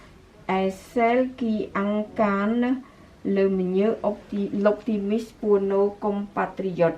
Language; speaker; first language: French; non-native, fluent; Khmer